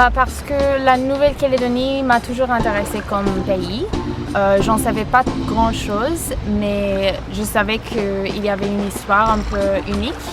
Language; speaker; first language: French; non-native, fluent; English